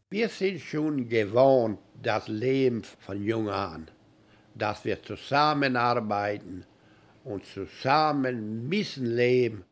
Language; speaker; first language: German; early bilingual, heritage; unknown